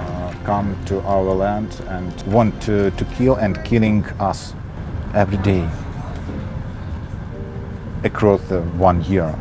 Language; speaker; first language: English; non-native, learner; Ukrainian